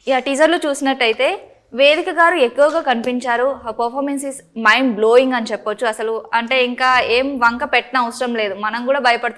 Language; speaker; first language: Telugu; native; Telugu